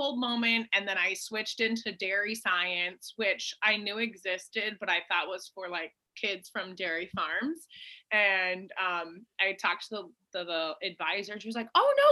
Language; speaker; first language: English; native; English